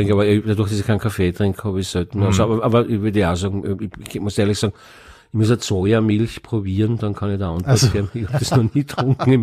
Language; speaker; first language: German; native; German